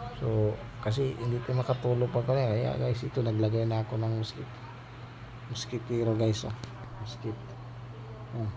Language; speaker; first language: Filipino; non-native, local second language; Cebuano